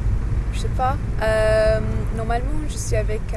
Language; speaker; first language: French; non-native, learner; English